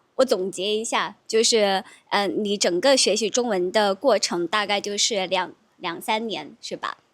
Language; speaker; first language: Chinese; native; Chinese